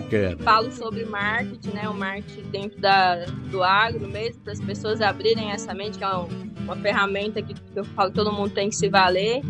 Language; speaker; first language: Portuguese; native; Portuguese